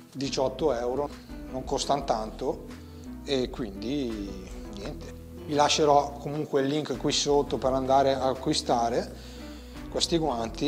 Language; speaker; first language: Italian; native; Italian